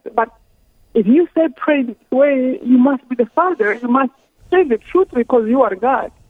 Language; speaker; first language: English; non-native, local second language; Kinyarwanda